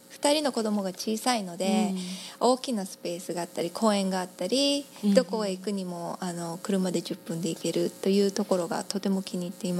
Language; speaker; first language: Japanese; native; Japanese